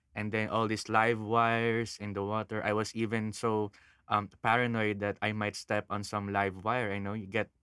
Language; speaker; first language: English; non-native, local second language; Filipino